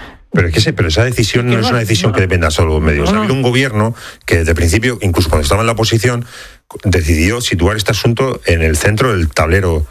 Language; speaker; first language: Spanish; native; Spanish